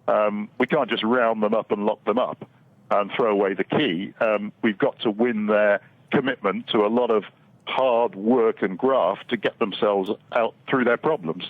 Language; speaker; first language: English; native; English